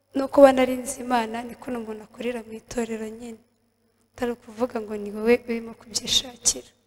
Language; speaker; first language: Kinyarwanda; native; Kinyarwanda